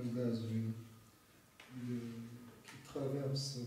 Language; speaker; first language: French; non-native, local second language; Arabic